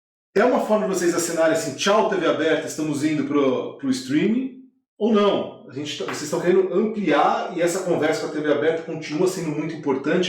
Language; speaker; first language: Portuguese; native; Portuguese